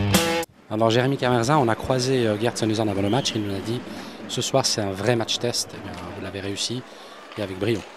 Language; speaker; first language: French; native; French